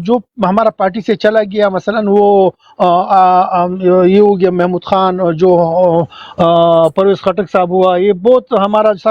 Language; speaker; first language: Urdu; non-native, local second language; Pashto